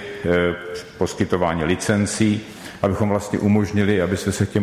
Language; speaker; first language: Czech; native; Czech